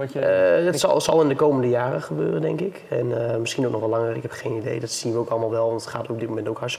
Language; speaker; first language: Dutch; native; Dutch